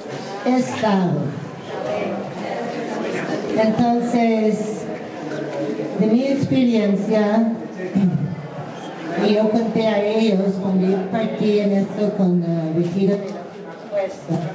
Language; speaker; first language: Spanish; non-native, fluent; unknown